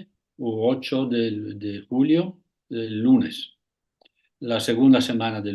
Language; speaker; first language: Spanish; non-native, fluent; Italian